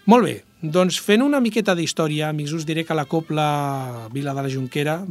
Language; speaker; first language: Catalan; native; Catalan